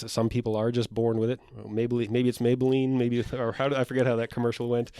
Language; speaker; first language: English; native; English